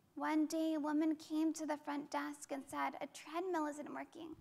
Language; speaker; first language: English; native; English